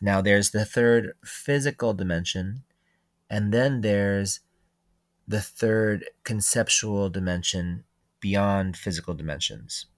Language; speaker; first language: English; native; English